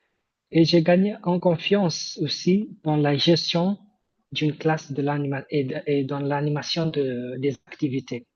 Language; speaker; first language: French; non-native, fluent; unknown